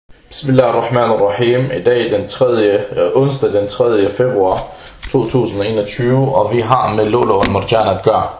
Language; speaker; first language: Danish; early bilingual, other home language; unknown